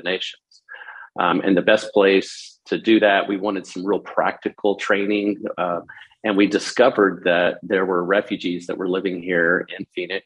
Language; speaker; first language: English; native; English